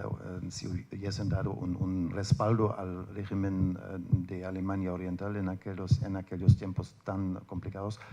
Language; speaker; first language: Spanish; non-native, fluent; German